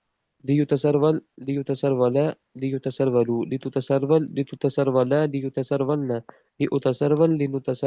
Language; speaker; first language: Arabic; non-native, learner; Urdu